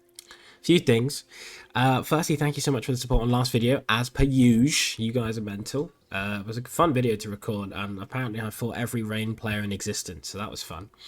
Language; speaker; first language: English; native; English